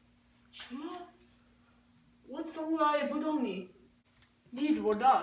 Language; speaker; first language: Chinese; non-native, learner; English